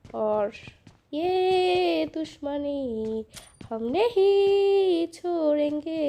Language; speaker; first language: Hindi; non-native, fluent; Bangla